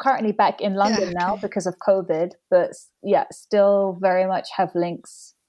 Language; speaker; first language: English; native; English